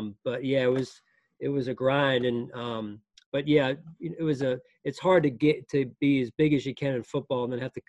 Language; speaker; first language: English; native; English